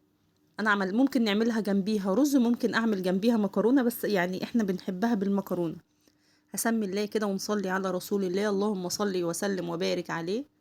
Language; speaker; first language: Arabic; native; Arabic